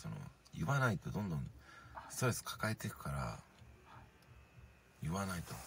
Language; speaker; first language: Japanese; native; Japanese